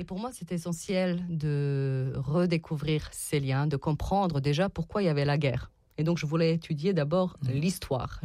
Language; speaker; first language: French; non-native, fluent; Serbian